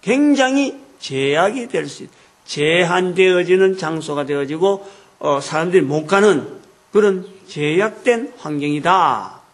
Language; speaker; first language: Korean; native; Korean